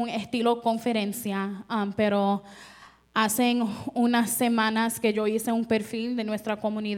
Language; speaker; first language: Spanish; early bilingual, heritage; Spanish